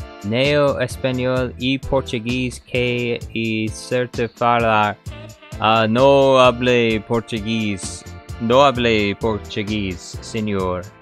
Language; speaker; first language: Spanish; non-native, learner; English